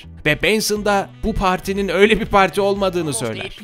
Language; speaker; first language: Turkish; native; Turkish